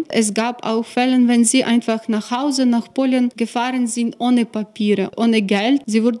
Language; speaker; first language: German; non-native, fluent; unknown